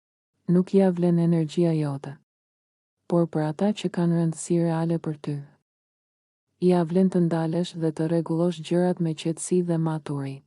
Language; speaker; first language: Albanian; native; Albanian